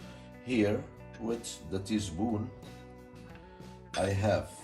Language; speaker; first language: English; non-native, learner; Arabic